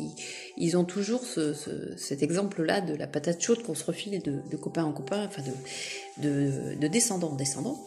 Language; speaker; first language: French; native; French